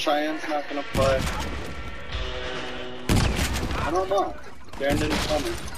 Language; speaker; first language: English; native; English